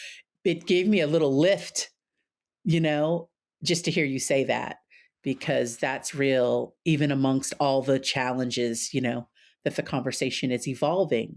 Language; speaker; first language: English; native; English